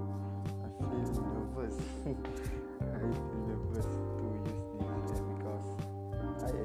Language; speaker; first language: English; non-native, learner; Malay